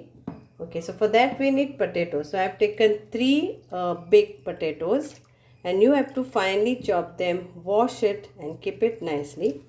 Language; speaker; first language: English; non-native, local second language; Konkani